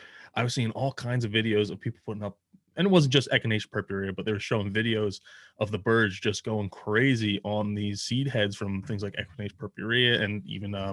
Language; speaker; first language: English; native; English